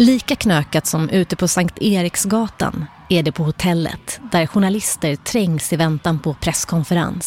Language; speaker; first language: Swedish; native; Swedish